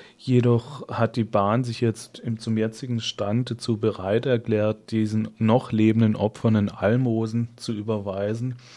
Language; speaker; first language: German; native; German